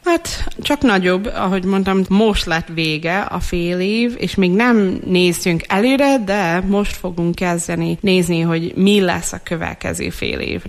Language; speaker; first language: Hungarian; non-native, fluent; English